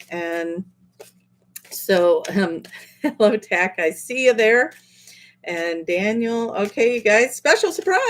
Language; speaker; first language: English; native; English